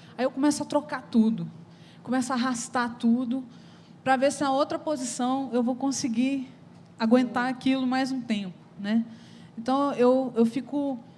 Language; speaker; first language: Portuguese; native; Portuguese